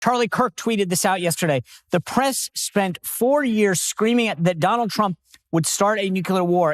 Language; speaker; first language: English; native; English